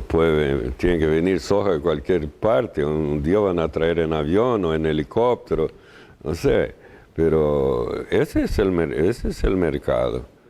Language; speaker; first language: Spanish; non-native, fluent; Portuguese